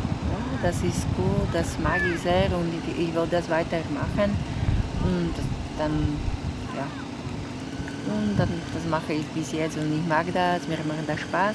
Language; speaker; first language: German; non-native, learner; Slovak